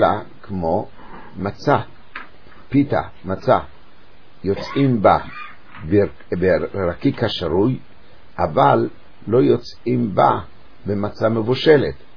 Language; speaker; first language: Hebrew; native; Hebrew